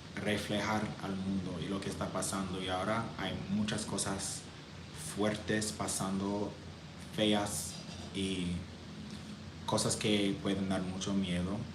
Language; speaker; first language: Spanish; non-native, fluent; English